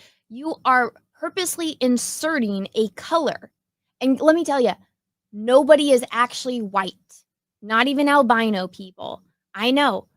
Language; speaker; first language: English; native; English